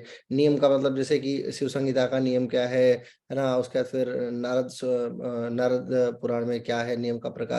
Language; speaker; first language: Hindi; native; Hindi